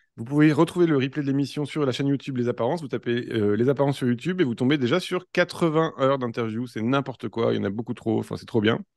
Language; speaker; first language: French; native; French